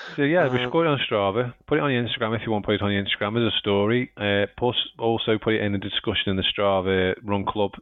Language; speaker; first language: English; native; English